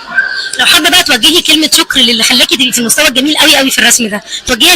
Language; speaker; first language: Arabic; native; Arabic